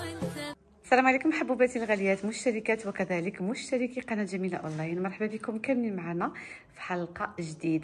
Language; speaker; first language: Arabic; native; Arabic